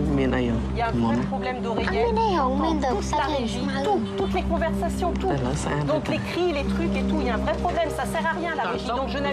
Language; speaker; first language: French; native; French